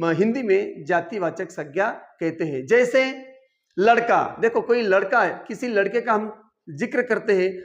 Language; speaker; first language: Hindi; non-native, local second language; Marathi